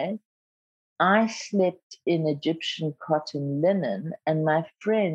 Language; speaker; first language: English; non-native, local second language; Zulu